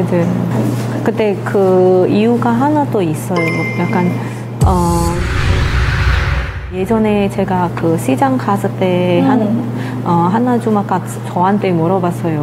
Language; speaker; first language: Korean; non-native, learner; Indonesian